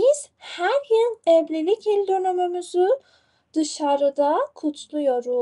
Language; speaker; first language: Turkish; non-native, fluent; Persian